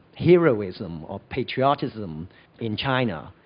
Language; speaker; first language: English; non-native, local second language; Cantonese